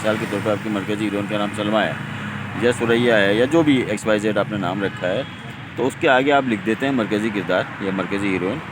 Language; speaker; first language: Urdu; non-native, local second language; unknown